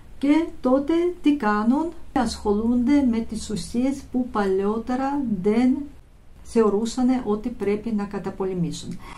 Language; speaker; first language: Greek; non-native, fluent; Russian